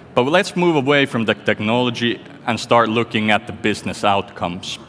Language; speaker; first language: English; non-native, fluent; Finnish